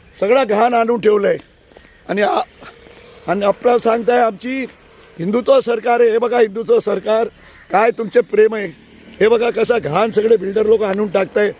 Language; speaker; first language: Marathi; non-native, local second language; Urdu